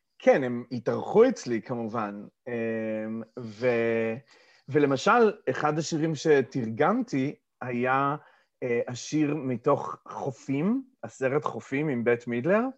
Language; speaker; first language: Hebrew; early bilingual, other home language; English